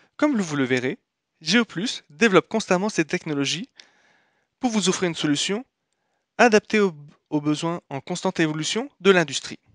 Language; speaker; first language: French; native; French